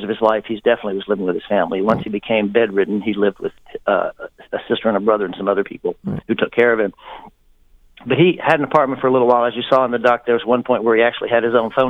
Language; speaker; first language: English; native; English